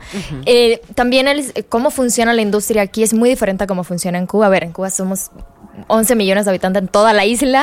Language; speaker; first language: Spanish; native; Spanish